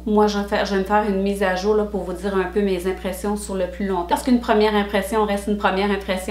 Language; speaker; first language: French; native; French